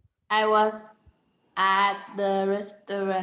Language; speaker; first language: English; non-native, learner; Vietnamese